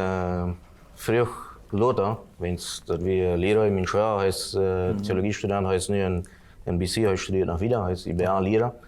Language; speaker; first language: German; non-native, local second language; Plautdietsch